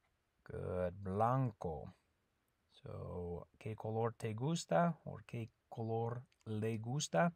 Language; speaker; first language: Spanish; non-native, fluent; English